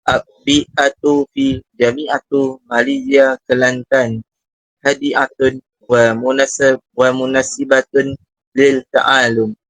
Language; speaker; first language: Arabic; non-native, learner; Malay